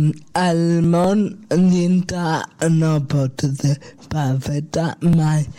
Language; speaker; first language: Catalan; non-native, local second language; Spanish